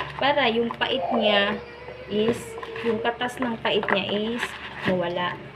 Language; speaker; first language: Filipino; non-native, local second language; Waray